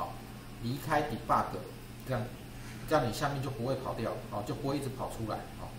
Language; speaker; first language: Chinese; native; Chinese